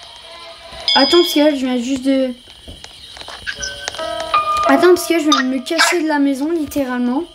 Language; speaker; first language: French; native; French